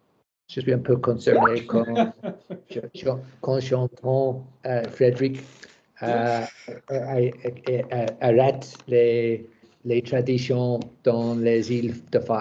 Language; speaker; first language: French; non-native, learner; English